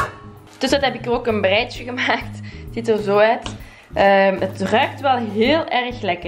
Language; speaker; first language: Dutch; native; Dutch